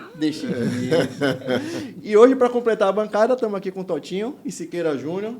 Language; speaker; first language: Portuguese; native; Portuguese